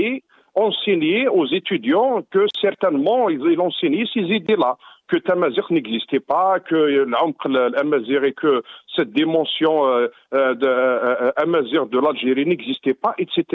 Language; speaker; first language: French; non-native, local second language; Arabic